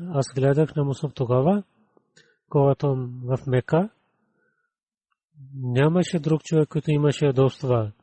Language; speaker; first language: Bulgarian; non-native, learner; Urdu